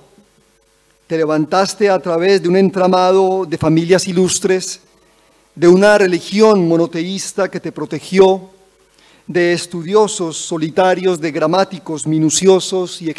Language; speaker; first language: Spanish; native; Spanish